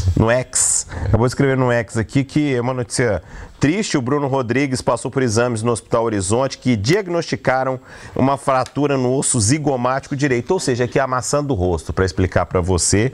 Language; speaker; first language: Portuguese; native; Portuguese